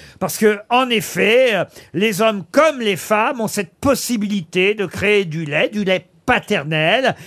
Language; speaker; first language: French; native; French